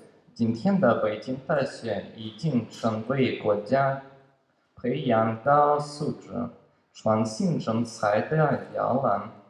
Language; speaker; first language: Chinese; non-native, learner; Russian